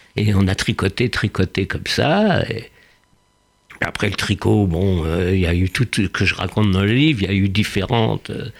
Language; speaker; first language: French; early bilingual, other home language; Yiddish